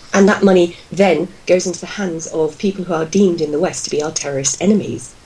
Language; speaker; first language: English; native; English